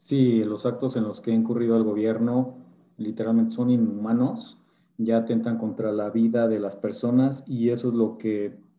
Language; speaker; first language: Spanish; native; Spanish